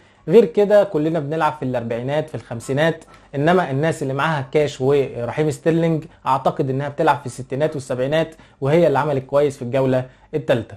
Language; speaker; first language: Arabic; native; Arabic